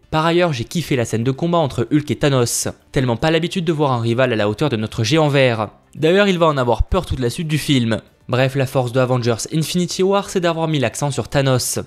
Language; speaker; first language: French; native; French